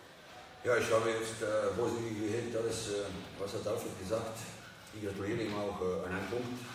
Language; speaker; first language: German; non-native, fluent; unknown